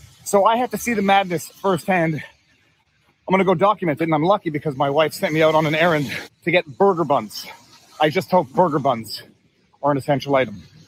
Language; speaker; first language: English; native; English